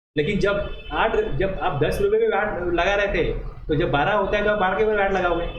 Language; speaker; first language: Hindi; non-native, local second language; Marathi